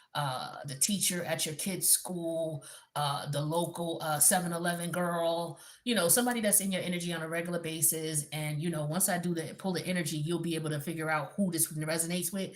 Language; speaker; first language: English; native; English